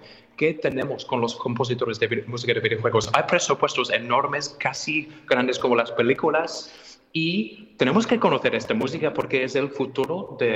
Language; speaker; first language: Spanish; non-native, fluent; English